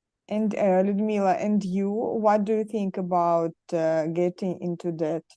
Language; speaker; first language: English; non-native, learner; Russian